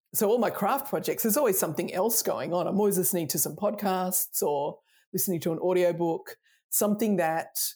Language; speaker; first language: English; native; English